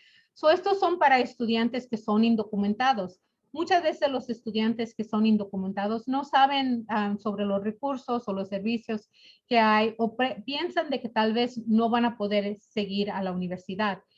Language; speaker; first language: Spanish; early bilingual, other home language; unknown